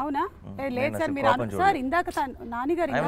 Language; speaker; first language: Telugu; native; Telugu